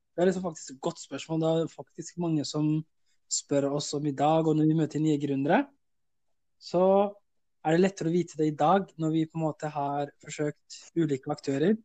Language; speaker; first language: Norwegian; early bilingual, other home language; Somali